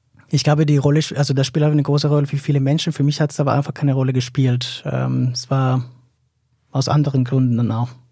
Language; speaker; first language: German; non-native, fluent; Spanish